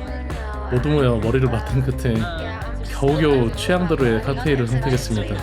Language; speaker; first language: Korean; native; Korean